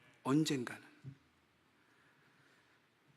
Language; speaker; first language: Korean; native; Korean